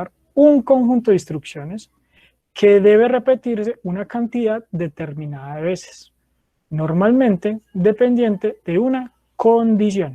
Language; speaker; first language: Spanish; native; Spanish